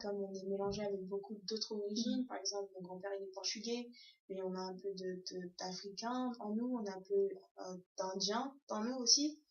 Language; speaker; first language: French; early bilingual, other home language; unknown